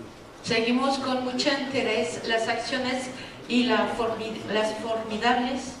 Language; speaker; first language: Spanish; non-native, fluent; French